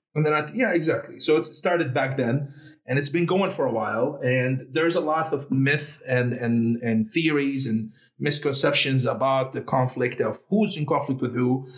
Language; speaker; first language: English; early bilingual, heritage; Arabic